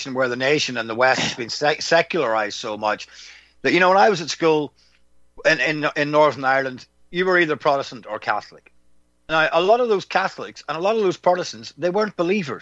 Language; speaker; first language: English; native; English